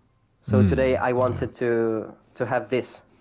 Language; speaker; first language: English; non-native, fluent; Italian